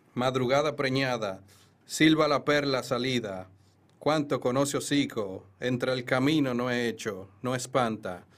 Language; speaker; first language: Spanish; native; Spanish